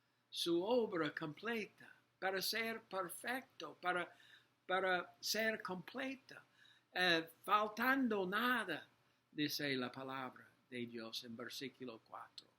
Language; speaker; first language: Spanish; non-native, learner; English